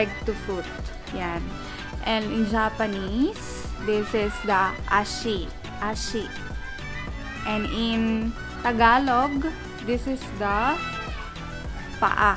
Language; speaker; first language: English; non-native, local second language; Filipino